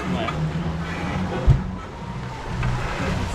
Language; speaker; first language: French; native; French